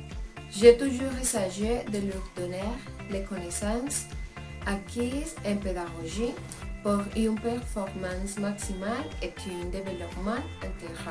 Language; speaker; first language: French; non-native, learner; Spanish